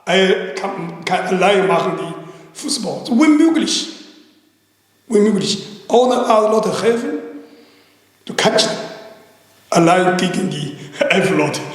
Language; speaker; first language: German; non-native, learner; Chinese